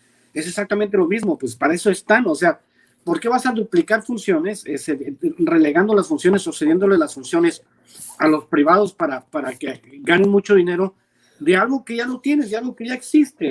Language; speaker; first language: Spanish; native; Spanish